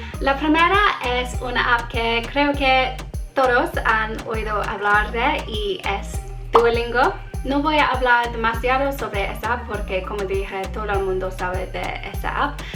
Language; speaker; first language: Spanish; non-native, learner; English